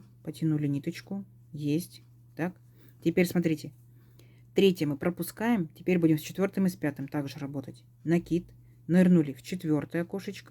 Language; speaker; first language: Russian; native; Russian